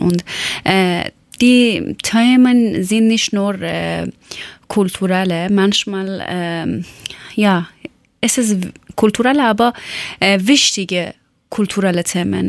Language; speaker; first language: German; non-native, learner; Persian